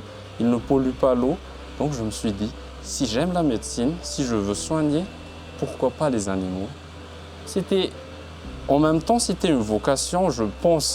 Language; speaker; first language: French; non-native, local second language; Malagasy